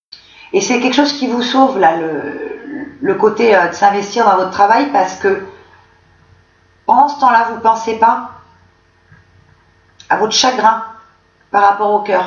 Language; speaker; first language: French; native; French